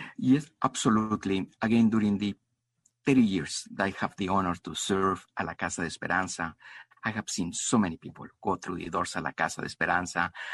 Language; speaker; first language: English; non-native, fluent; Spanish